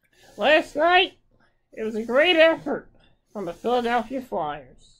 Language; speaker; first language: English; native; English